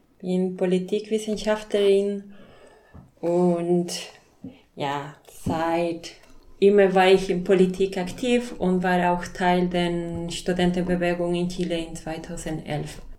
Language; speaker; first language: German; non-native, fluent; Spanish